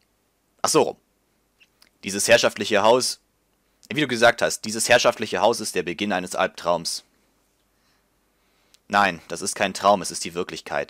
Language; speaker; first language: German; native; German